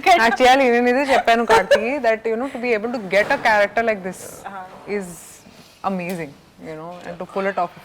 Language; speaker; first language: Telugu; non-native, fluent; Hindi